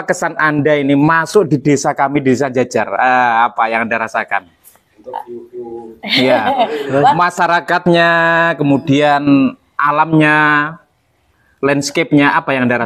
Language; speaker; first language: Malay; non-native, local second language; Javanese